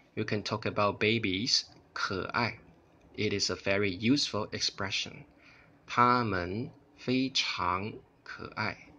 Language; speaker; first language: English; non-native, fluent; Chinese